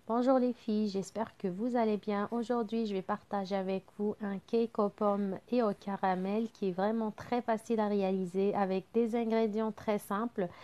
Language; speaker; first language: French; non-native, local second language; Arabic